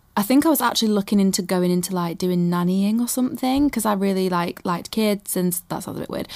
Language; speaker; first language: English; native; English